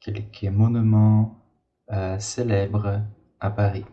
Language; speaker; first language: French; non-native, fluent; Portuguese